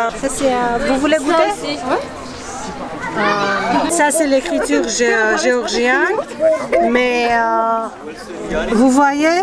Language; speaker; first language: French; non-native, learner; Georgian